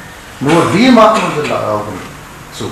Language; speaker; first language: German; non-native, learner; Urdu